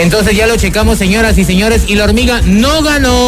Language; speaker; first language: Spanish; native; Spanish